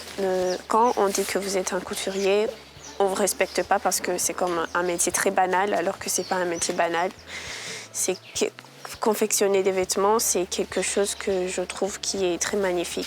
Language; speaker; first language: French; non-native, local second language; Rundi